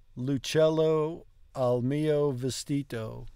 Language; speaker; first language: Italian; non-native, learner; English